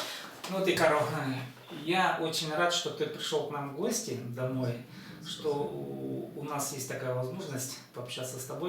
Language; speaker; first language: Russian; native; Russian